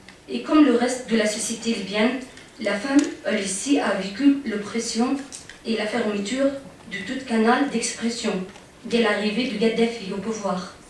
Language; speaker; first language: French; non-native, fluent; Arabic